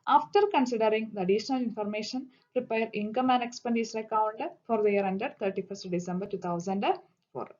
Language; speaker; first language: English; non-native, local second language; Malayalam